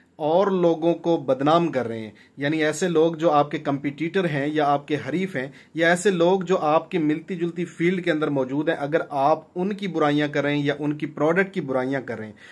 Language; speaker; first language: Urdu; non-native, local second language; Punjabi